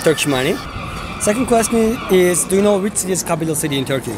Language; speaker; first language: English; non-native, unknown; Turkish